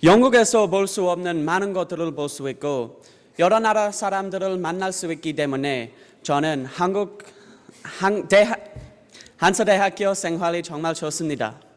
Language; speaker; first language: Korean; non-native, fluent; English